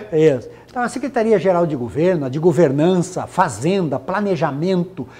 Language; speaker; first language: Portuguese; native; Portuguese